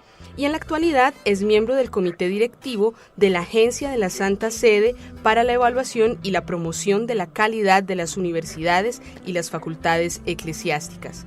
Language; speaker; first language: Spanish; native; Spanish